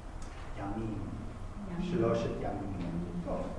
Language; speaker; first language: Hebrew; non-native, fluent; English